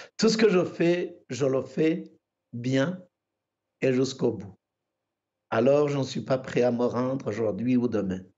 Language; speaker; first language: French; non-native, local second language; Kinyarwanda